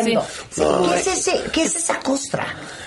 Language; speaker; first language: Spanish; native; Spanish